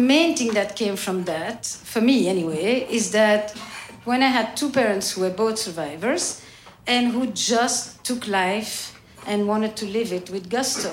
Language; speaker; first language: English; non-native, fluent; French